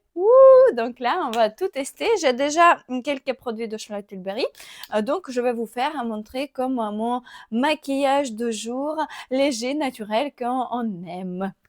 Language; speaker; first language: French; non-native, fluent; Ukrainian